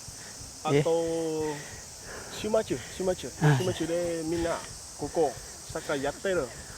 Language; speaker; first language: Japanese; non-native, learner; Vietnamese